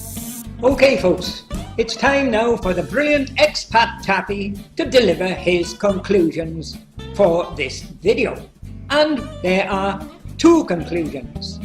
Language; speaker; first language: English; native; English